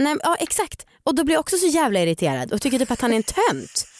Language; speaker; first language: Swedish; native; Swedish